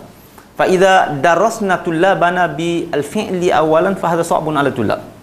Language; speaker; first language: Arabic; non-native, fluent; Malay